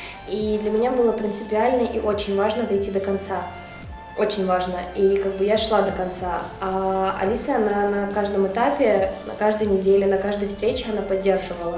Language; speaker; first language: Russian; native; Russian